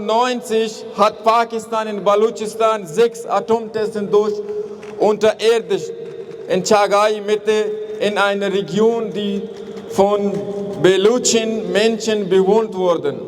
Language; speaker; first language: German; non-native, learner; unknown